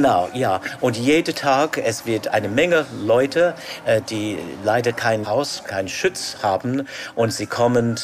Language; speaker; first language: German; non-native, fluent; English